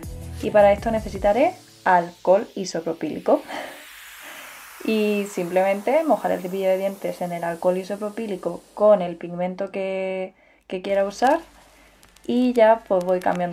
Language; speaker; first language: Spanish; native; Spanish